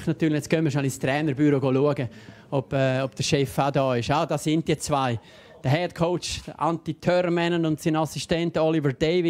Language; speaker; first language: German; native; German